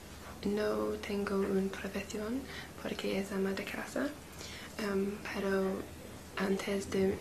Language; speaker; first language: Spanish; non-native, learner; English